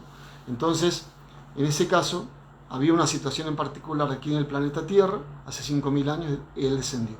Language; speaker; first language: Spanish; native; Spanish